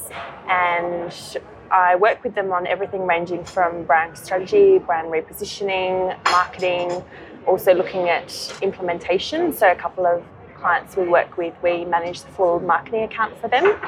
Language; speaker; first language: English; native; English